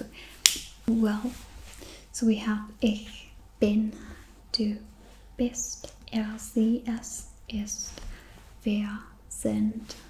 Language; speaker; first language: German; non-native, fluent; Czech